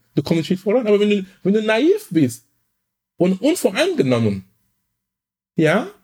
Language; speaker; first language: German; non-native, fluent; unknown